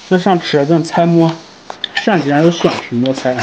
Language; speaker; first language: Chinese; native; Chinese